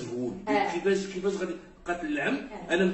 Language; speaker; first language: Arabic; native; Arabic